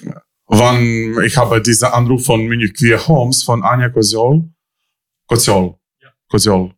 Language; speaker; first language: German; non-native, learner; Ukrainian